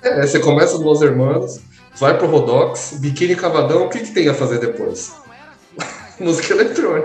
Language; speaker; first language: Portuguese; native; Portuguese